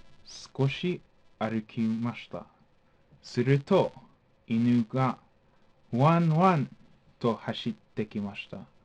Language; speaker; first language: Japanese; non-native, fluent; English